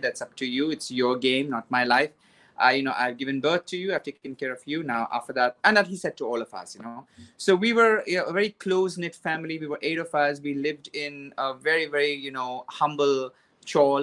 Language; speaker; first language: English; non-native, local second language; Konkani